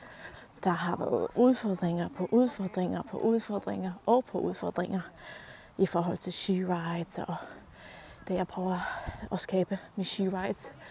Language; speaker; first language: Danish; non-native, fluent; Polish